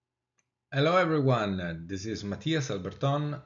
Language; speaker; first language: English; non-native, fluent; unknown